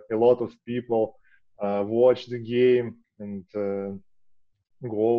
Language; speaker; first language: English; non-native, learner; Russian